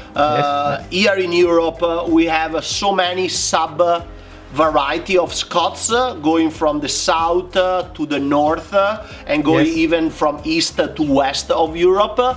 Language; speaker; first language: English; non-native, fluent; Italian